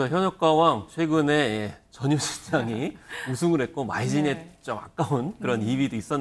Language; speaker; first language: Korean; native; Korean